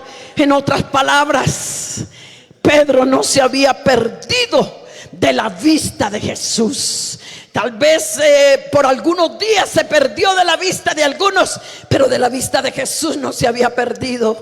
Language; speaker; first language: Spanish; native; Spanish